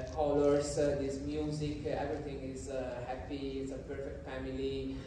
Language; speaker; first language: English; non-native, fluent; Italian